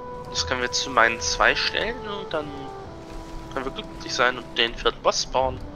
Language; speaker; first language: German; native; German